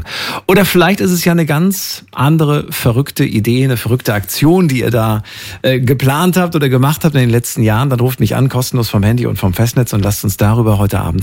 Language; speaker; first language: German; native; German